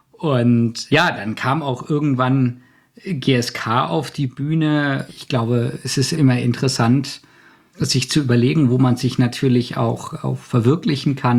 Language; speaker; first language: German; native; German